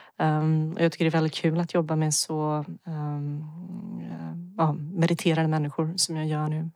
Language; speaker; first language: Swedish; early bilingual, other home language; Bosnian